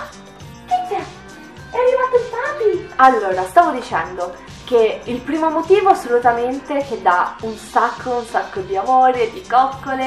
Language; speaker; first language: Italian; native; Italian